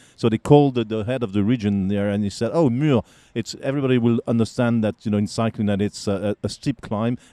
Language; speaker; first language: English; non-native, fluent; French